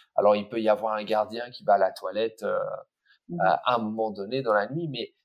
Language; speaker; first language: French; early bilingual, other home language; English